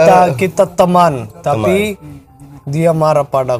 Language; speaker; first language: Indonesian; non-native, learner; Hindi